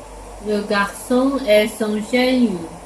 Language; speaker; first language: French; non-native, learner; Chinese